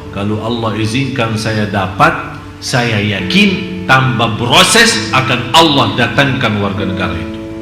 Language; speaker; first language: Indonesian; non-native, fluent; Arabic